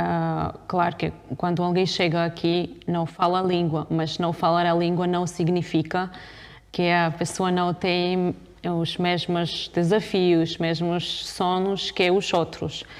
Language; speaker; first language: Portuguese; non-native, fluent; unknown